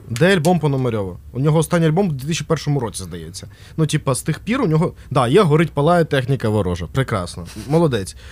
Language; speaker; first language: Ukrainian; non-native, local second language; Russian